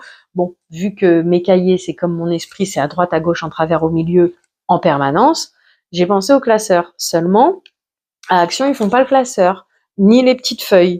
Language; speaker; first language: French; native; French